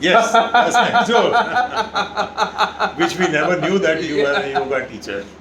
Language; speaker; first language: English; non-native, local second language; Punjabi